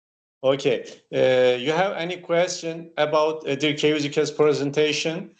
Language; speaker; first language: English; non-native, learner; Turkish